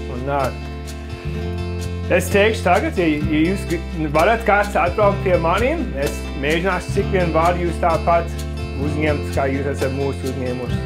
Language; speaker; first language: Latvian; early bilingual, other home language; English